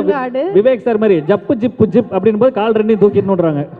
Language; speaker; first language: Tamil; native; Tamil